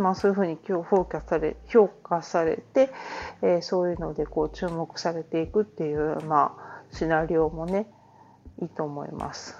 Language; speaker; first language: Japanese; native; Japanese